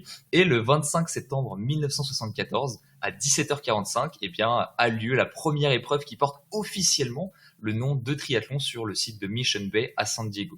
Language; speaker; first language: French; native; French